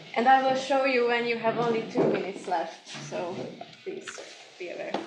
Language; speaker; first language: English; non-native, fluent; Hungarian